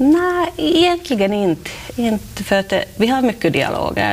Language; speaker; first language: Swedish; non-native, local second language; Finnish